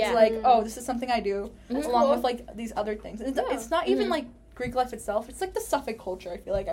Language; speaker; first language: English; early bilingual, other home language; Spanish